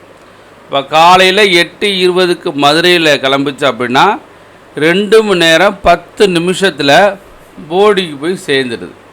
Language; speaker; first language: Tamil; native; Tamil